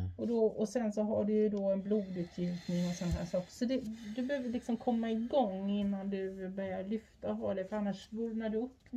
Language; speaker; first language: Swedish; native; Swedish